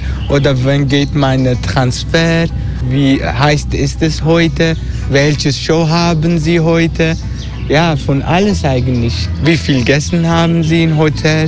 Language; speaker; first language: German; non-native, learner; Turkish